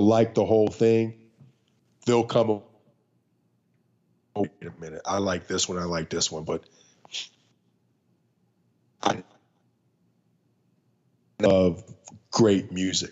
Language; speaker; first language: English; native; English